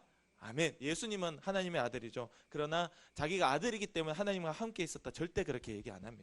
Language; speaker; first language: Korean; native; Korean